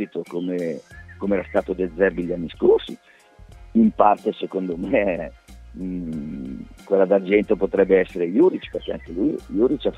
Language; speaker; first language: Italian; native; Italian